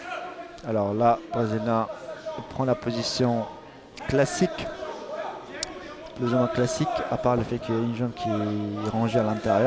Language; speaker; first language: French; native; French